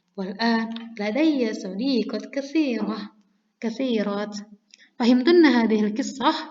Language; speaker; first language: Arabic; non-native, fluent; Indonesian